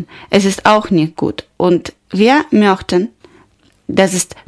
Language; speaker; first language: German; non-native, learner; Ukrainian